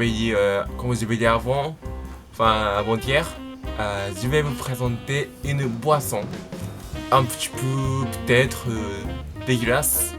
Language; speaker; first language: French; non-native, learner; Japanese